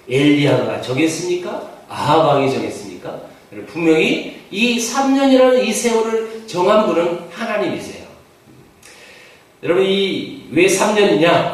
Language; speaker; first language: Korean; native; Korean